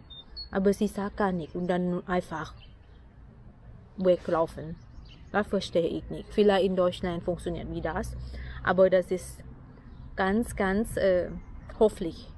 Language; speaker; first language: German; non-native, learner; Thai